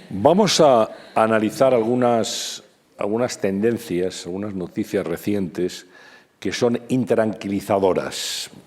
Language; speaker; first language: Spanish; native; Spanish